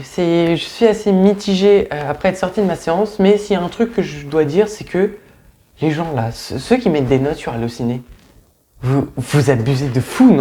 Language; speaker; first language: French; native; French